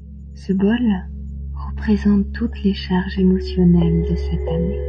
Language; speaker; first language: French; native; French